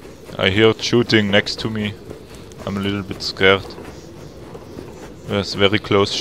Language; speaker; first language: English; non-native, fluent; German